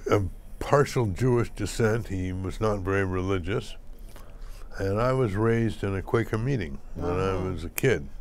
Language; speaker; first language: English; native; English